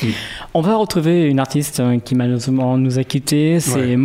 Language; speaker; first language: French; native; French